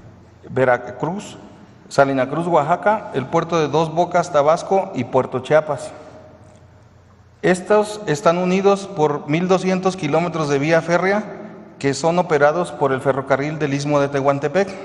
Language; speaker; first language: Spanish; native; Spanish